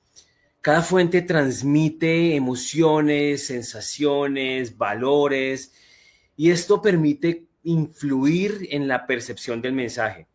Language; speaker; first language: Spanish; native; Spanish